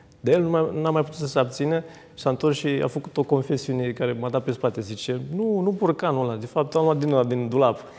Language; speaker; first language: Romanian; native; Romanian